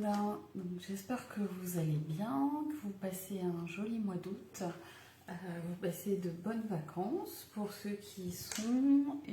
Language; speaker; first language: French; native; French